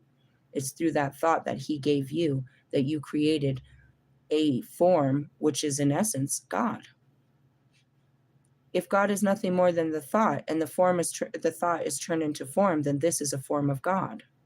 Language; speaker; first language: English; native; English